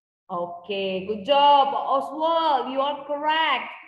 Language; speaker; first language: English; non-native, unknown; Indonesian